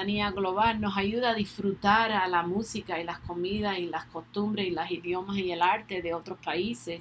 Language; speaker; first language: Spanish; early bilingual, other home language; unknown